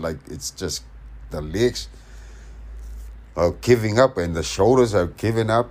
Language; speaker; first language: English; non-native, fluent; Samoan